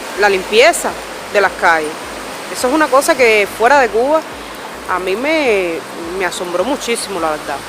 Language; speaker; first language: Spanish; native; Spanish